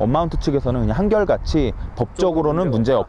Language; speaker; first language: Korean; native; Korean